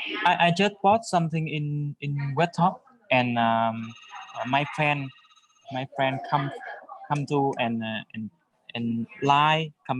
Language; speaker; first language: English; non-native, learner; Vietnamese